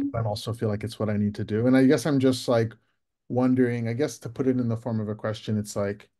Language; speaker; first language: English; native; English